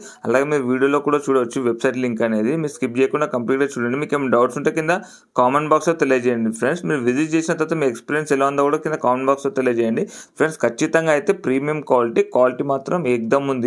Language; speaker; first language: Telugu; native; Telugu